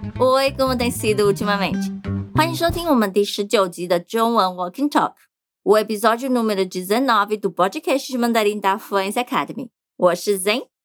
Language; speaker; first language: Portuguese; non-native, fluent; Chinese